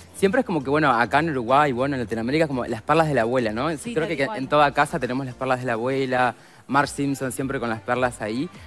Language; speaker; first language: Spanish; native; Spanish